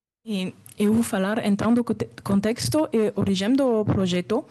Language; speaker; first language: Portuguese; non-native, fluent; French